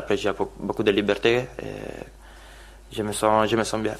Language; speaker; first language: French; non-native, fluent; Italian